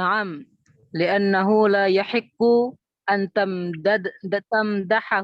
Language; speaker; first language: Arabic; non-native, learner; Indonesian